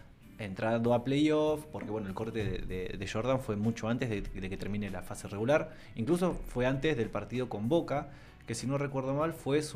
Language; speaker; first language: Spanish; native; Spanish